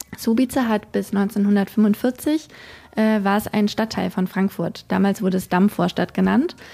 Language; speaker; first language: German; native; German